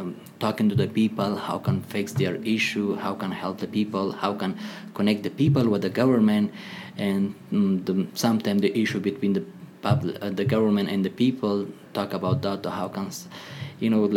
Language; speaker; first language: English; non-native, learner; Persian